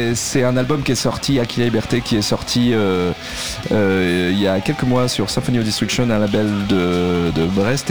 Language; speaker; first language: French; native; French